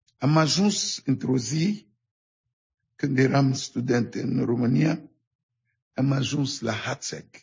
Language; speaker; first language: Romanian; non-native, fluent; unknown